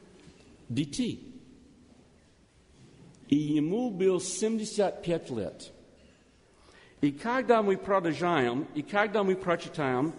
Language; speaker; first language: Russian; non-native, learner; English